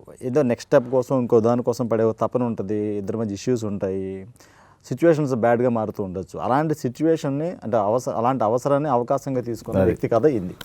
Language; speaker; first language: Telugu; native; Telugu